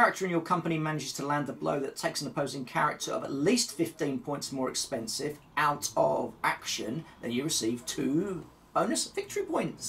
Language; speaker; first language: English; native; English